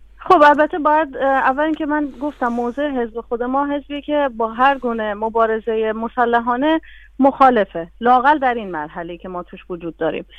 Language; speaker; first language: Persian; non-native, local second language; Arabic